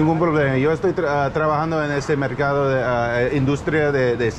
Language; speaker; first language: Spanish; non-native, learner; English